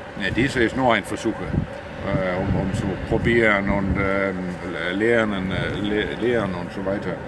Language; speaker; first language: German; non-native, learner; Danish